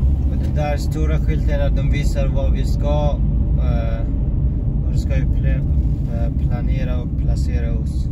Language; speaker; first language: Swedish; non-native, fluent; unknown